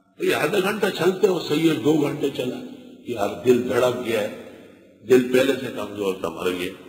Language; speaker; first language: Urdu; non-native, local second language; Pashto